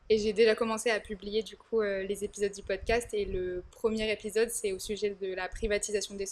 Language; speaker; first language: French; native; French